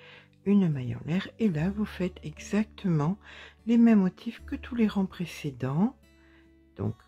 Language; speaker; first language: French; native; French